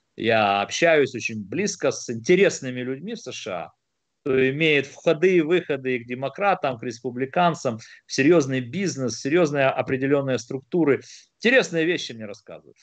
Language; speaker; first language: Russian; native; Russian